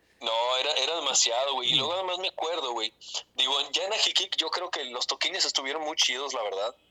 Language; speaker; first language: Spanish; native; Spanish